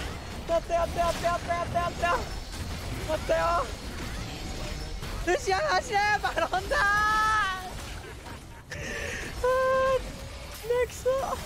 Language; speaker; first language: Japanese; native; Japanese